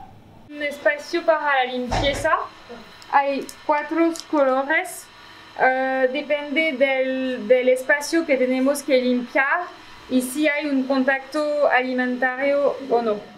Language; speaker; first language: Spanish; non-native, fluent; French